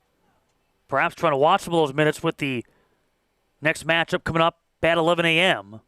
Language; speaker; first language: English; native; English